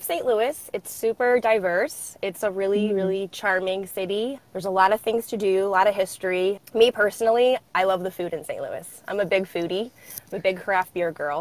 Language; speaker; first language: English; native; English